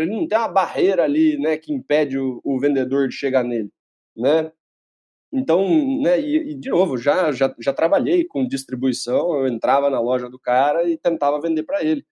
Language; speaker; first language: Portuguese; native; Portuguese